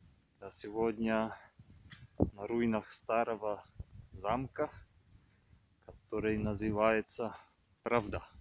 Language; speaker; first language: Russian; non-native, learner; Czech